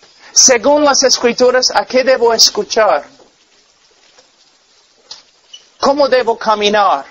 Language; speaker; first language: Spanish; non-native, fluent; English